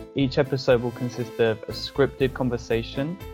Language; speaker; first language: English; native; English